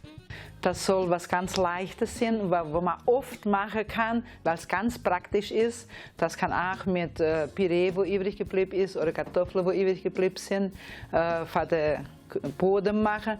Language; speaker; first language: German; native; German